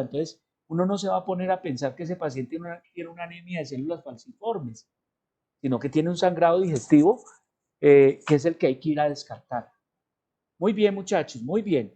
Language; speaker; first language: Spanish; native; Spanish